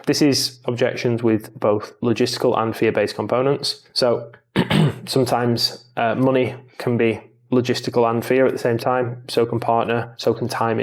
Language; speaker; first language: English; native; English